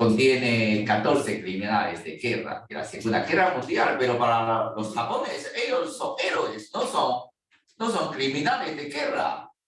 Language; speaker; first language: Spanish; non-native, fluent; Chinese